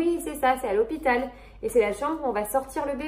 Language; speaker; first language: French; native; French